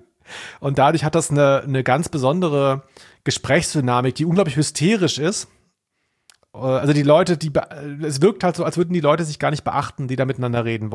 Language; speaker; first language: German; native; German